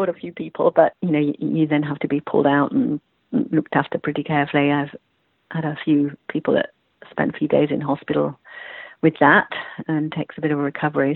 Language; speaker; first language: English; native; English